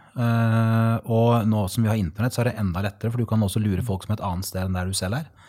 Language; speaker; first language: Norwegian; native; Norwegian